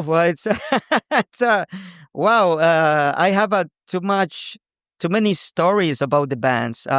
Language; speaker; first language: English; non-native, local second language; Spanish